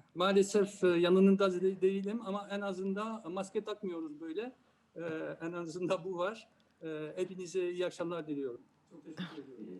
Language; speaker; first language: Turkish; non-native, learner; French